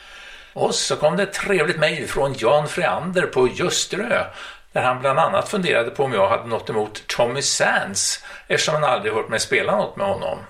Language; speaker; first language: Swedish; native; Swedish